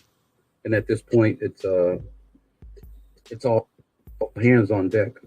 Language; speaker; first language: English; native; English